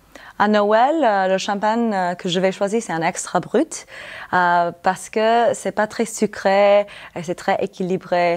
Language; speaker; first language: French; non-native, fluent; English